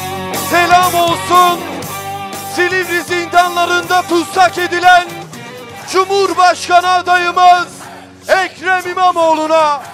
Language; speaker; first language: Turkish; native; Turkish